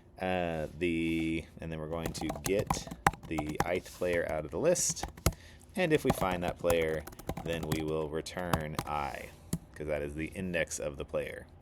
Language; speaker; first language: English; native; English